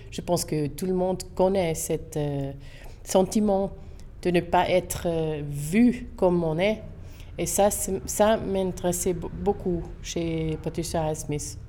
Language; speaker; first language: French; non-native, local second language; German